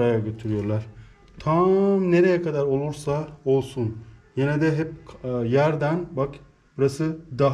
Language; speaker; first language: Turkish; non-native, learner; Persian